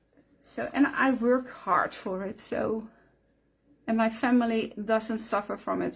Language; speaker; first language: English; non-native, fluent; Dutch